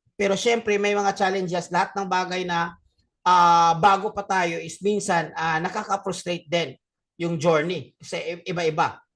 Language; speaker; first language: Filipino; non-native, local second language; Cebuano